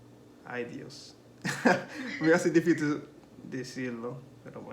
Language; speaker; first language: Spanish; non-native, learner; English